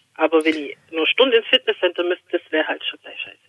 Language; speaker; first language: German; native; German